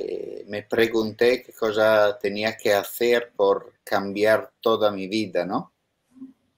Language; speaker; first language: Spanish; non-native, fluent; Italian